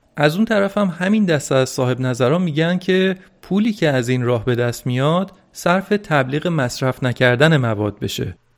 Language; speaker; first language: Persian; native; Persian